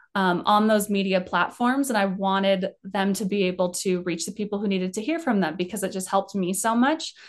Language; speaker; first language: English; native; English